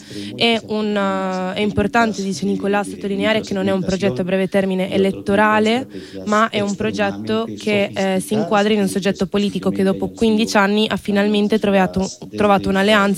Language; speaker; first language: Italian; non-native, fluent; Spanish